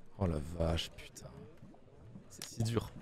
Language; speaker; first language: French; native; French